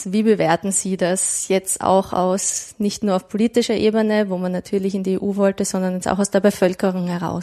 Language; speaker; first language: German; native; German